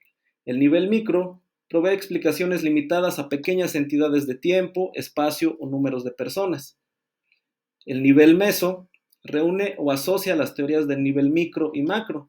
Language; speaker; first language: Spanish; native; Spanish